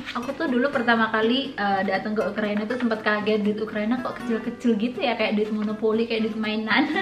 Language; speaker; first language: Indonesian; native; Indonesian